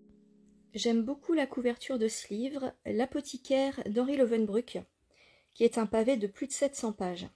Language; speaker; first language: French; native; French